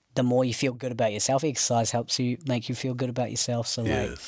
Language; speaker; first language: English; native; English